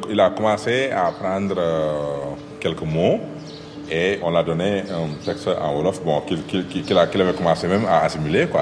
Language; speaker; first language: French; non-native, local second language; Wolof